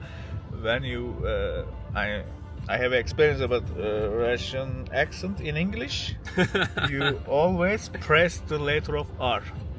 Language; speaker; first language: English; non-native, learner; Turkish